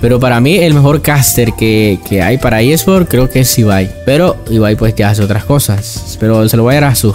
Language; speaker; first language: Spanish; native; Spanish